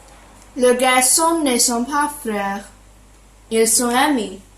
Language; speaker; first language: French; non-native, learner; Chinese